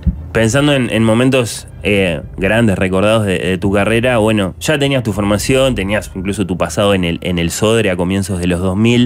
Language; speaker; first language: Spanish; native; Spanish